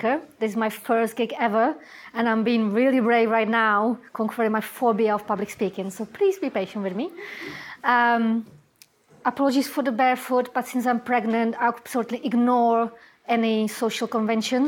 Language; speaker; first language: English; non-native, fluent; Czech